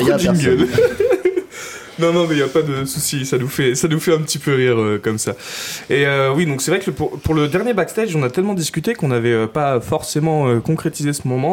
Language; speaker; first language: French; native; French